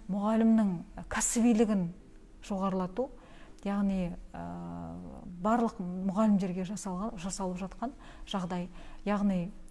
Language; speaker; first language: Kazakh; native; Kazakh